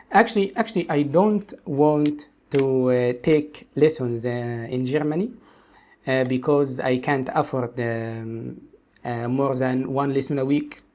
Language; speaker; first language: English; non-native, local second language; Arabic